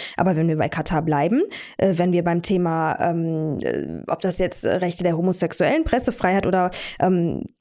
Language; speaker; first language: German; native; German